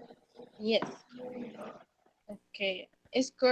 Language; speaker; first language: English; non-native, learner; Spanish